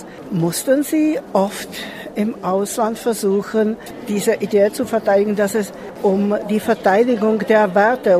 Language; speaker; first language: German; non-native, fluent; Czech